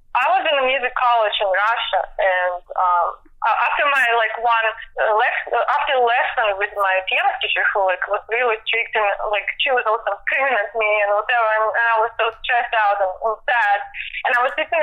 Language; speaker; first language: English; non-native, fluent; Russian